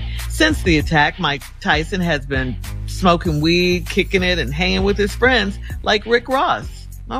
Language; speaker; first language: English; native; English